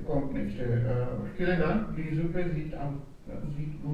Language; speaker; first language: German; non-native, learner; Hindi